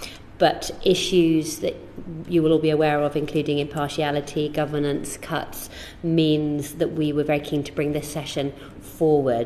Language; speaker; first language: English; native; English